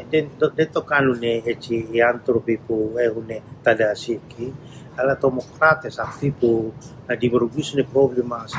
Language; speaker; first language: Greek; non-native, learner; Indonesian